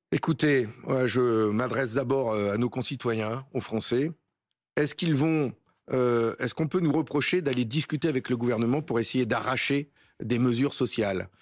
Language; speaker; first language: French; native; French